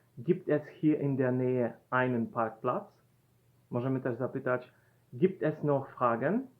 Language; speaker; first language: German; non-native, fluent; Polish